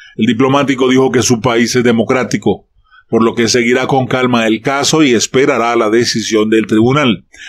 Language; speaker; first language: Spanish; native; Spanish